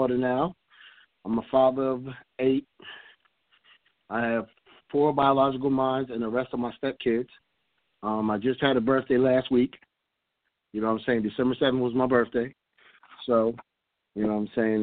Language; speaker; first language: English; native; English